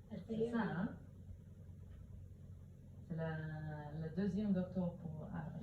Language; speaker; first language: French; early bilingual, heritage; Hebrew